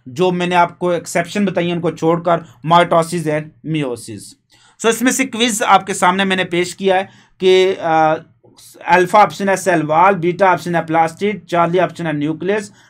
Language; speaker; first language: Urdu; non-native, local second language; Punjabi